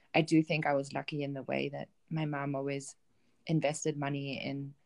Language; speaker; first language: English; non-native, fluent; German